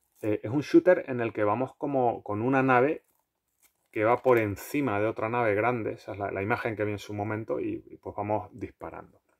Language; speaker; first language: Spanish; native; Spanish